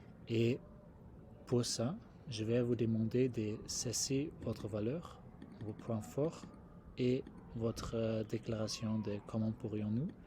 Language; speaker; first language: French; non-native, fluent; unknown